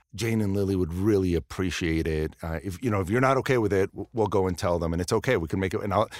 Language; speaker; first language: English; early bilingual, other home language; Spanish